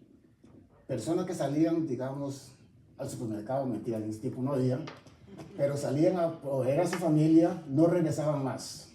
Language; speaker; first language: Spanish; native; Spanish